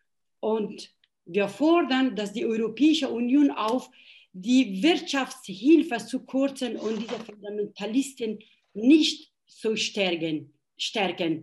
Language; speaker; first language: German; non-native, fluent; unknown